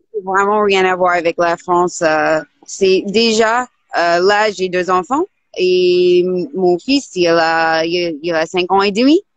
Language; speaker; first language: French; non-native, fluent; English